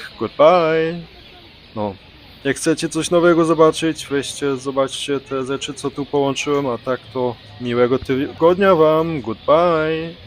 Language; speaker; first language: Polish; early bilingual, heritage; Polish